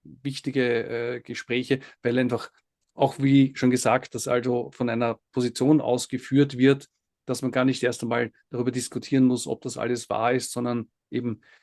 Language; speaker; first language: German; native; German